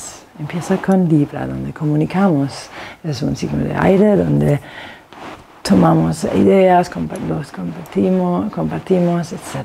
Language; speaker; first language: Spanish; non-native, fluent; Danish